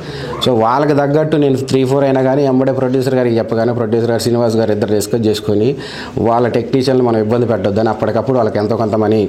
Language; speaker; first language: Telugu; native; Telugu